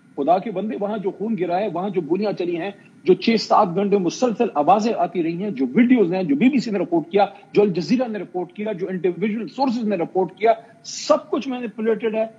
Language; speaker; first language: Urdu; non-native, local second language; Pashto